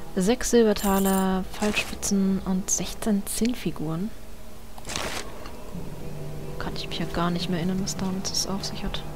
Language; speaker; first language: German; native; German